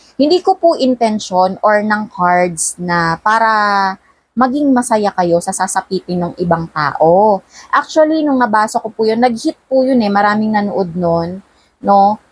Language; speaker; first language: Filipino; non-native, local second language; Cebuano